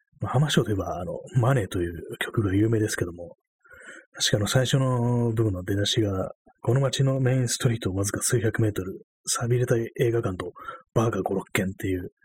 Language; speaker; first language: Japanese; native; Japanese